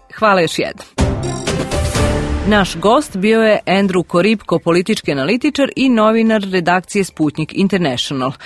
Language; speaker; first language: Serbian; native; Serbian